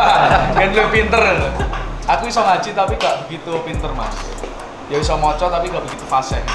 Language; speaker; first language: Indonesian; non-native, local second language; Javanese